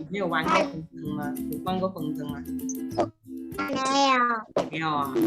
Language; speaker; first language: Chinese; native; Chinese